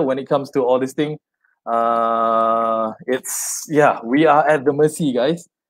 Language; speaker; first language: English; non-native, local second language; Malay